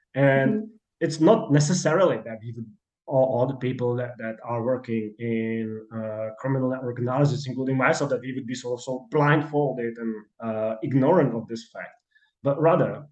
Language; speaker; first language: English; non-native, fluent; Czech